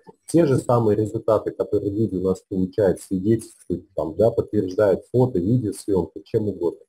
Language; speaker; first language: Russian; native; Russian